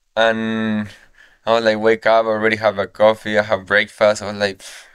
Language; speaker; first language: English; non-native, fluent; Spanish